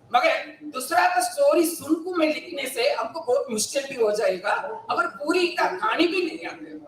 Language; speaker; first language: Hindi; non-native, local second language; Tamil